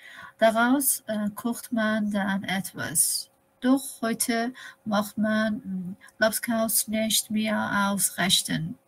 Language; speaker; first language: German; non-native, learner; Persian